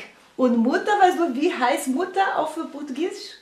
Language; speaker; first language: German; non-native, learner; Portuguese